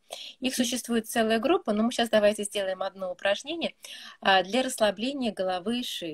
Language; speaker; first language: Russian; native; Russian